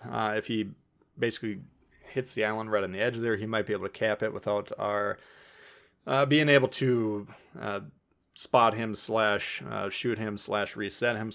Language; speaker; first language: English; native; English